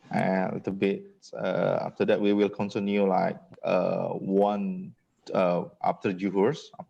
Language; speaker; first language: English; non-native, fluent; Indonesian